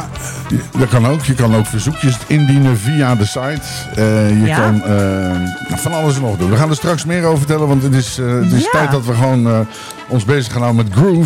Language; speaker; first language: Dutch; native; Dutch